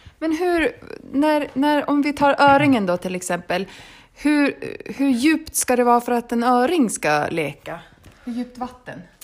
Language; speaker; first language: Swedish; native; Swedish